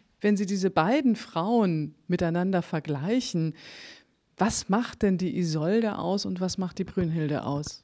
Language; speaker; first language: German; native; German